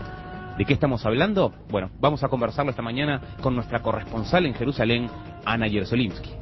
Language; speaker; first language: Spanish; native; Spanish